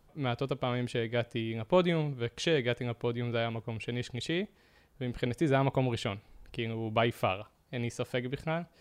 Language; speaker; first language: Hebrew; native; Hebrew